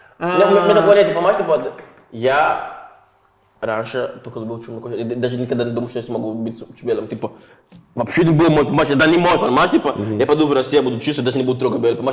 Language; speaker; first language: Russian; non-native, fluent; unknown